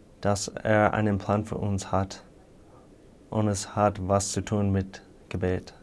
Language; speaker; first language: German; non-native, fluent; English